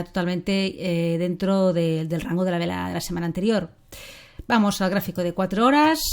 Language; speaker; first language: Spanish; native; Spanish